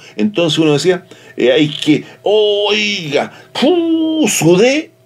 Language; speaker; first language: Spanish; native; Spanish